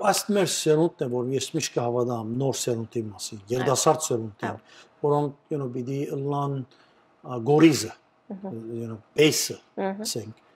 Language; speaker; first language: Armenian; early bilingual, heritage; Armenian